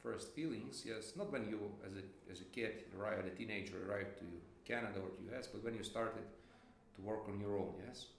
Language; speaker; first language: English; non-native, fluent; Ukrainian